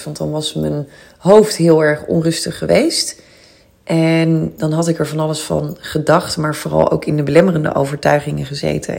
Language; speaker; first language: Dutch; native; Dutch